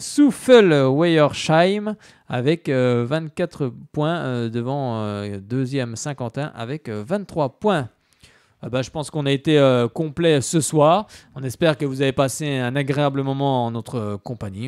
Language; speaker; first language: French; native; French